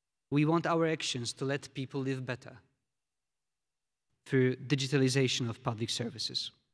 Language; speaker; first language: English; non-native, fluent; Polish